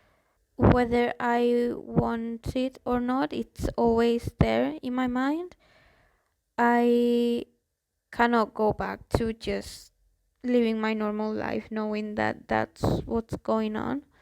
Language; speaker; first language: English; non-native, fluent; Spanish